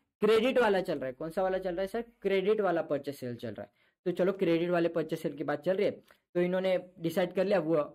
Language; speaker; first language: Hindi; non-native, local second language; Marathi